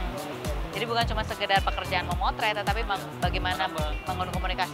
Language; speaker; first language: Indonesian; native; Indonesian